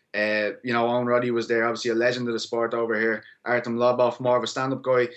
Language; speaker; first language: English; native; English